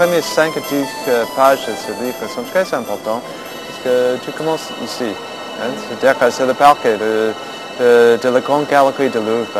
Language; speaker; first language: French; non-native, fluent; English